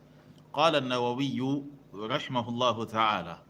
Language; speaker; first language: Arabic; non-native, fluent; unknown